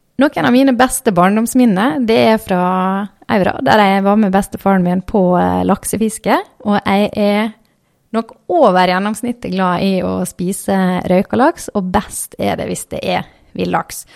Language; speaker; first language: Norwegian; native; Norwegian